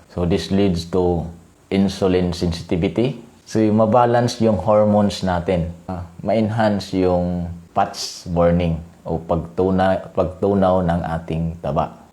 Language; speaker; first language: Filipino; non-native, local second language; Cebuano